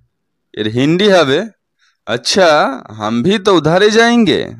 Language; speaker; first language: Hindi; non-native, fluent; Bangla